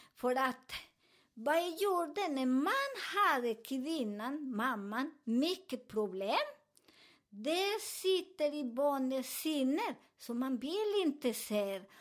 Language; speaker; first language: Swedish; non-native, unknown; Spanish